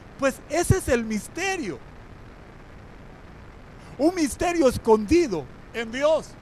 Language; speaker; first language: Spanish; native; Spanish